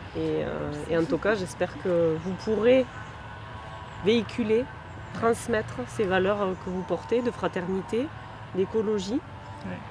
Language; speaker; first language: French; native; French